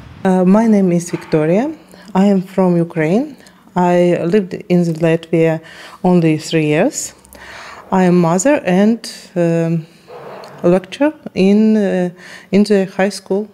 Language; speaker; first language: English; non-native, learner; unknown